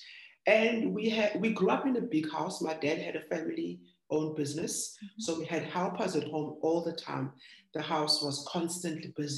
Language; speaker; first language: English; non-native, local second language; Xhosa